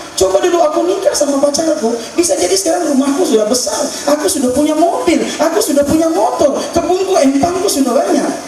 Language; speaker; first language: Indonesian; non-native, local second language; Buginese